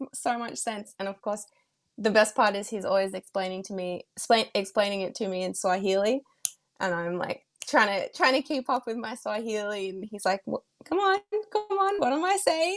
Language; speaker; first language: English; native; English